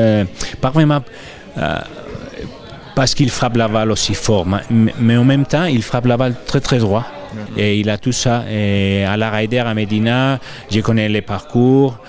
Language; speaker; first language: French; non-native, fluent; Spanish